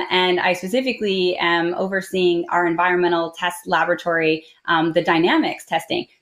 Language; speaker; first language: English; native; English